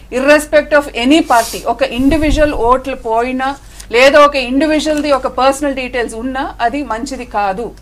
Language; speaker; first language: Telugu; native; Telugu